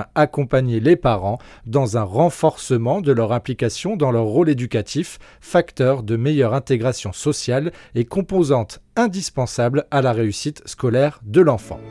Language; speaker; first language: French; native; French